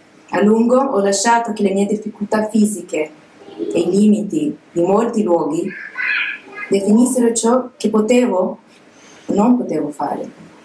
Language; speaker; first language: Italian; non-native, fluent; English